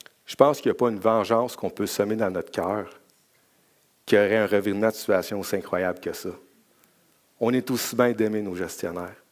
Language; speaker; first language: French; native; French